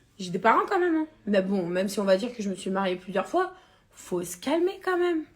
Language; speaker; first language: French; native; French